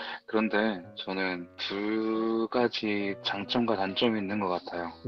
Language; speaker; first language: Korean; native; Korean